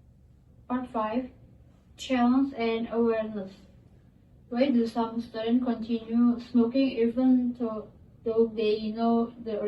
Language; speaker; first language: English; non-native, learner; Indonesian